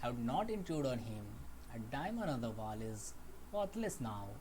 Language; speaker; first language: English; non-native, local second language; Hindi